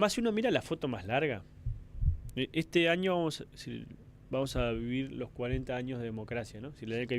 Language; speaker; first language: Spanish; native; Spanish